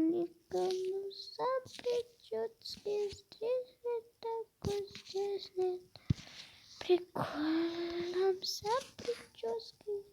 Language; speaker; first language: Russian; non-native, local second language; Kazakh